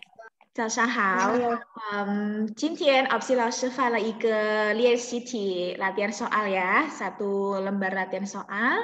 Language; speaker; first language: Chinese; non-native, fluent; Indonesian